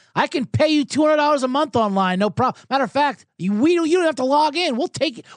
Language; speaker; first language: English; native; English